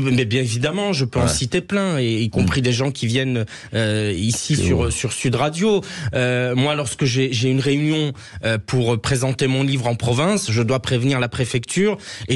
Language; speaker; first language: French; native; French